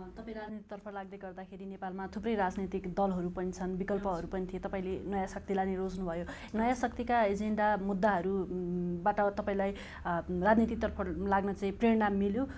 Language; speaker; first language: Nepali; native; Nepali